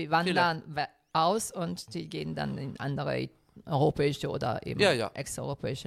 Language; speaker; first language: German; non-native, fluent; Italian